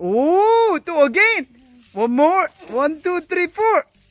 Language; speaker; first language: English; non-native, learner; Korean